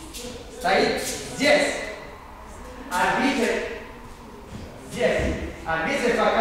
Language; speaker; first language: Russian; non-native, learner; Serbian